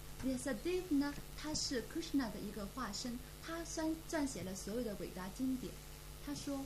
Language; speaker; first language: Chinese; native; Chinese